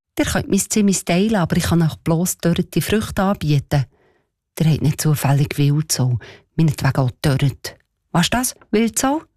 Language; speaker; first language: German; native; German